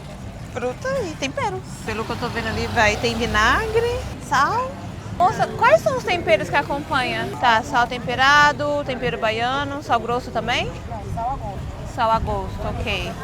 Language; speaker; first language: Portuguese; non-native, fluent; Spanish